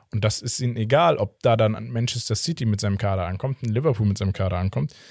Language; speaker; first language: German; early bilingual, other home language; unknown